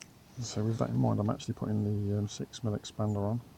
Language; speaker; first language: English; native; English